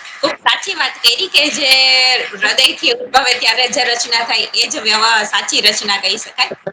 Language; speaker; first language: Gujarati; native; Gujarati